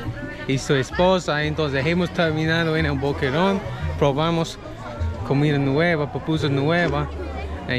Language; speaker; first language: Spanish; non-native, learner; English